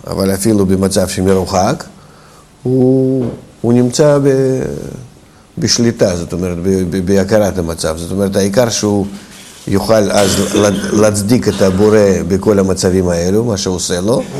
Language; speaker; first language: Hebrew; non-native, fluent; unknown